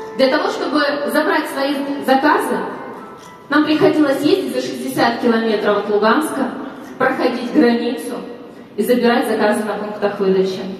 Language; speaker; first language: Russian; native; Russian